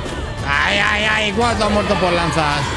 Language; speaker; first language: Spanish; native; Spanish